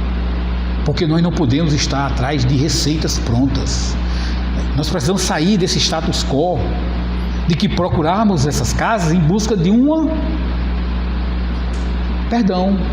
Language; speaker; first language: Portuguese; native; Portuguese